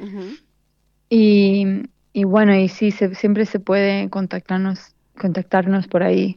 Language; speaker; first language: Spanish; early bilingual, heritage; Spanish